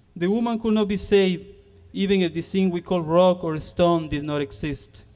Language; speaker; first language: English; non-native, fluent; Spanish